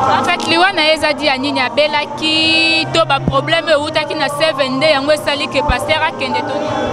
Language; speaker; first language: French; non-native, local second language; Lingala